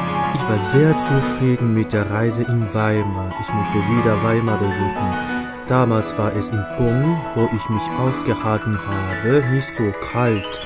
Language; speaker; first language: German; non-native, learner; Japanese